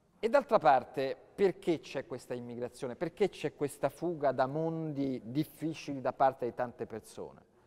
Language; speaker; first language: Italian; native; Italian